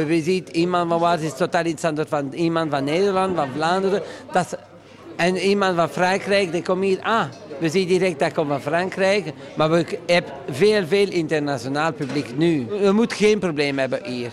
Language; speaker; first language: Dutch; non-native, local second language; French